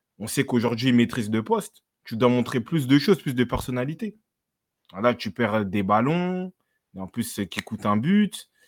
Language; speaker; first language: French; native; French